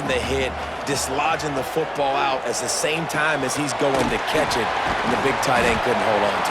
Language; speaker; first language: English; native; English